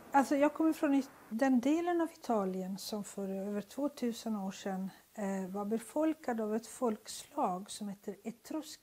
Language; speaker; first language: Swedish; non-native, fluent; Italian